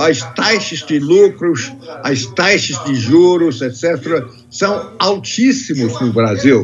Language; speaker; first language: Portuguese; non-native, fluent; English